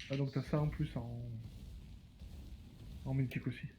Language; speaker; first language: French; native; French